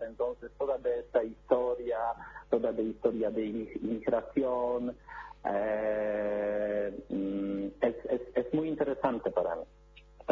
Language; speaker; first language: Spanish; non-native, learner; Polish